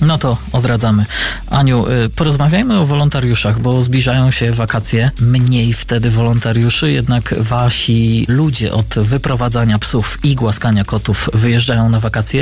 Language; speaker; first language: Polish; native; Polish